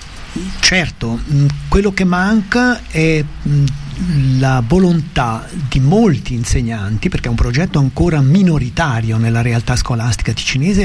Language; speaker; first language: Italian; native; Italian